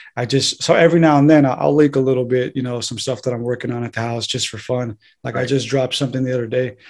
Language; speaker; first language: English; native; English